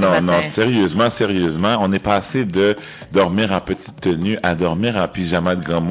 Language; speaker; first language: French; native; French